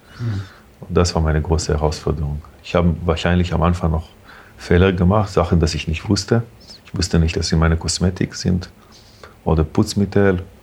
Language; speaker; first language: German; non-native, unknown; Hebrew